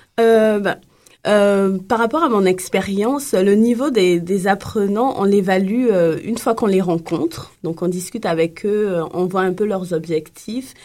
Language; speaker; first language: French; non-native, local second language; Lingala